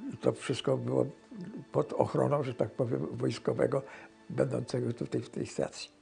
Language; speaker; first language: Polish; native; Polish